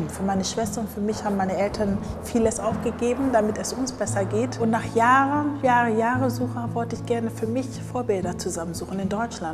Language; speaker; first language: German; early bilingual, other home language; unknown